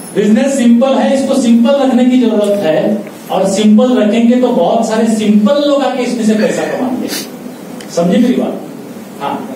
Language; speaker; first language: Hindi; non-native, local second language; Marathi